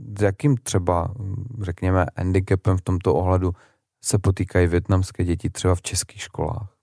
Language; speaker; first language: Czech; native; Czech